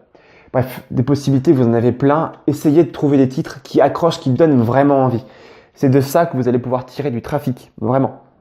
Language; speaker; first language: French; native; French